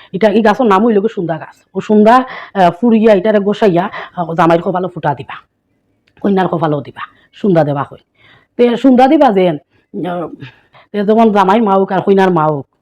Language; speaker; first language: Bangla; native; Bangla